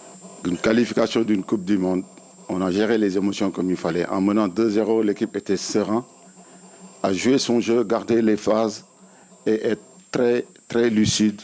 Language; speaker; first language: French; non-native, local second language; Wolof